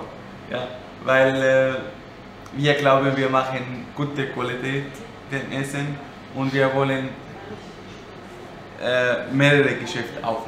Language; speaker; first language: German; non-native, learner; Arabic